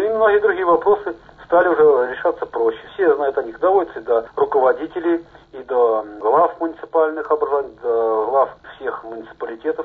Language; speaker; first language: Russian; native; Russian